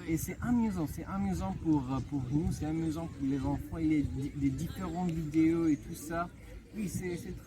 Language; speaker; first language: French; non-native, fluent; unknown